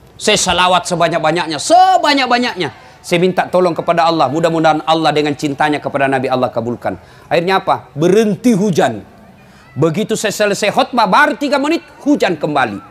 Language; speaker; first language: Indonesian; non-native, local second language; Buginese